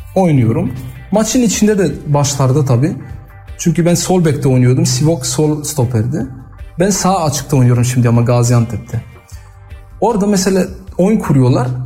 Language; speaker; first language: Turkish; early bilingual, heritage; Turkish